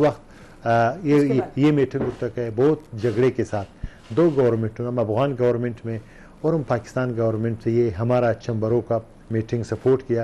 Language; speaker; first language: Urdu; non-native, learner; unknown